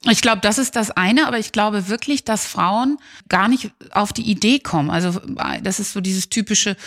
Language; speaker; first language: German; native; German